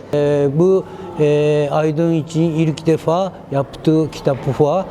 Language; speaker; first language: Turkish; non-native, learner; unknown